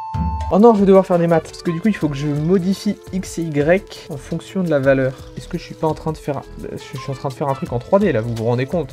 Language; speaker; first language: French; native; French